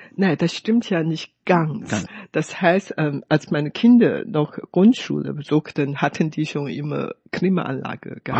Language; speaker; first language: German; non-native, fluent; Chinese